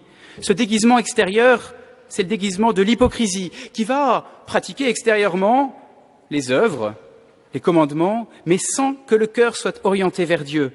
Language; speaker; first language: French; native; French